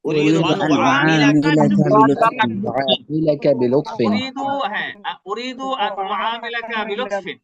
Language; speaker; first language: Arabic; non-native, fluent; Bangla